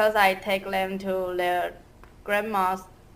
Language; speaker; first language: English; non-native, learner; Chinese